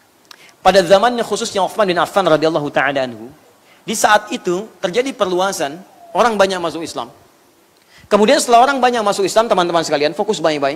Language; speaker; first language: Indonesian; native; Indonesian